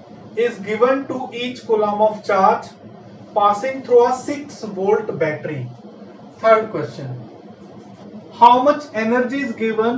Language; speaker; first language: English; non-native, local second language; Hindi